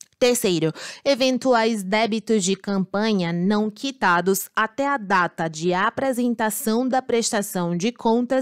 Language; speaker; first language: Portuguese; native; Portuguese